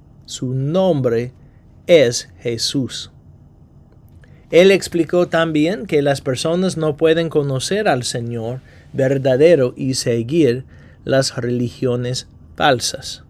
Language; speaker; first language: Spanish; non-native, fluent; English